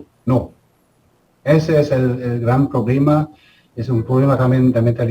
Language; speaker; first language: Spanish; non-native, fluent; German